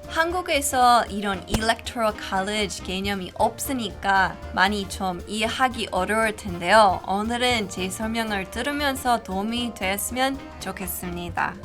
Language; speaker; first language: Korean; non-native, fluent; English